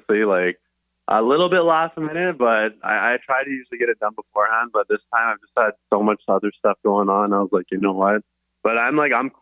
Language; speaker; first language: English; native; English